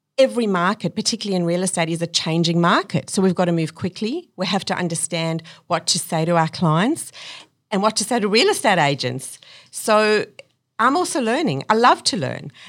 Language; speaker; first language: English; native; English